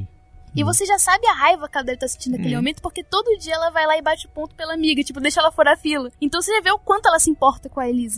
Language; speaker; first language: Portuguese; native; Portuguese